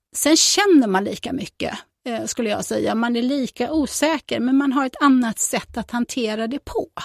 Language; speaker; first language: Swedish; native; Swedish